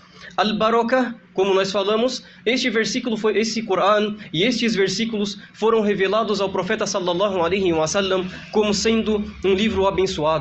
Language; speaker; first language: Portuguese; native; Portuguese